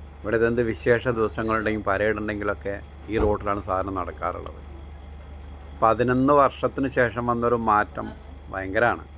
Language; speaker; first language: Malayalam; native; Malayalam